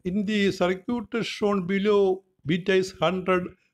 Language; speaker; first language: English; non-native, local second language; Malayalam